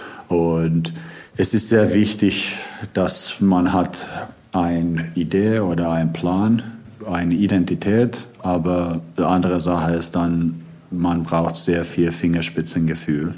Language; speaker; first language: German; non-native, fluent; Finnish